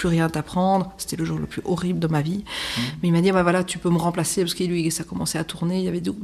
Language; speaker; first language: French; native; French